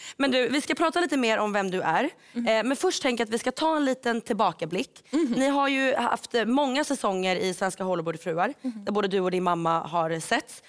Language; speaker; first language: Swedish; native; Swedish